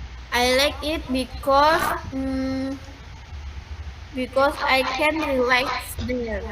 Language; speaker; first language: English; non-native, learner; Indonesian